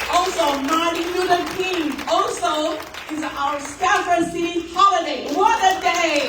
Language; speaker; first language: English; non-native, learner; Chinese